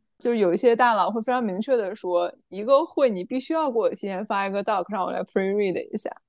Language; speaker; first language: Chinese; native; Chinese